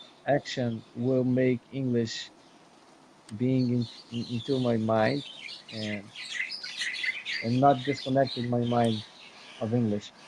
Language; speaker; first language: English; non-native, fluent; Portuguese